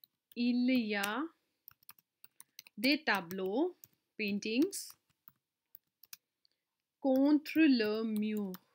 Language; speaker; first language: French; non-native, fluent; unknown